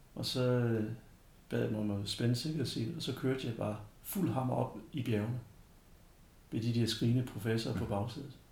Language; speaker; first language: Danish; early bilingual, other home language; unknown